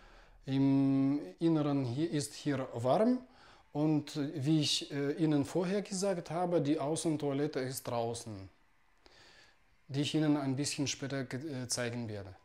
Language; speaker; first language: German; non-native, fluent; Russian